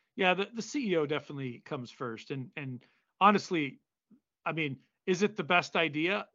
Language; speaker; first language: English; native; English